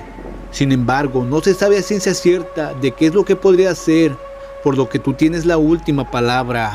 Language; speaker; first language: Spanish; native; Spanish